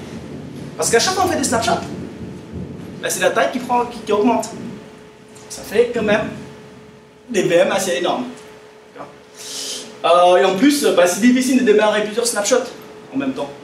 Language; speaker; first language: French; native; French